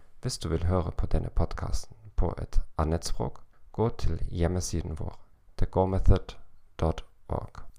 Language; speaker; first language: Norwegian; non-native, learner; German